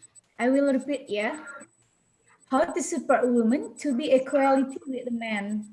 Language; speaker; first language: English; non-native, learner; Indonesian